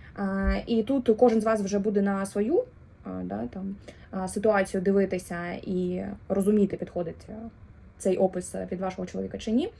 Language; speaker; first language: Ukrainian; non-native, local second language; Russian